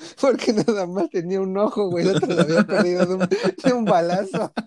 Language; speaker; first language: Spanish; native; Spanish